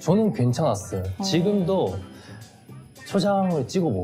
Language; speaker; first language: Korean; non-native, fluent; Japanese